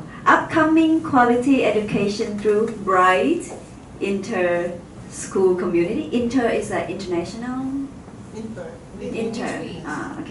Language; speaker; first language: English; non-native, fluent; Thai